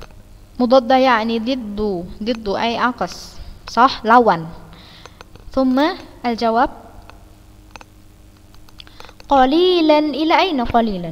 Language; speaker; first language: Arabic; non-native, fluent; Indonesian